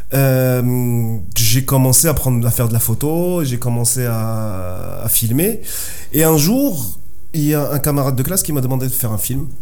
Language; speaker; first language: French; non-native, local second language; Arabic